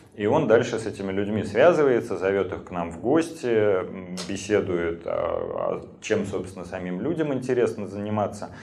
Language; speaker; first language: Russian; native; Russian